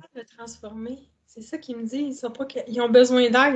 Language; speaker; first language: French; native; French